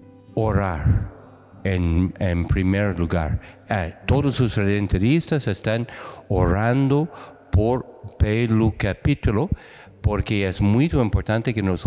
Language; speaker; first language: Portuguese; non-native, fluent; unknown